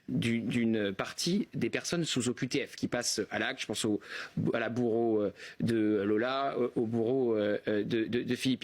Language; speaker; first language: French; native; French